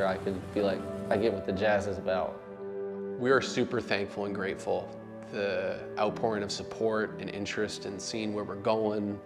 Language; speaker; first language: English; native; English